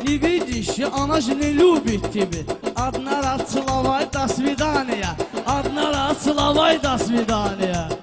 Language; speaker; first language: Russian; non-native, local second language; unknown